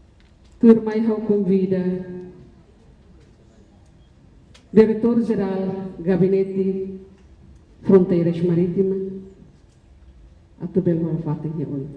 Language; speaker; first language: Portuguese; non-native, local second language; Tetum